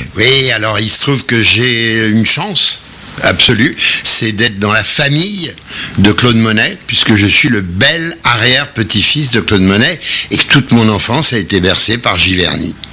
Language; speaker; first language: French; native; French